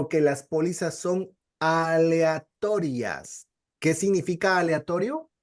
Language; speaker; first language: Spanish; native; Spanish